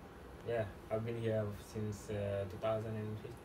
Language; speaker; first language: English; non-native, fluent; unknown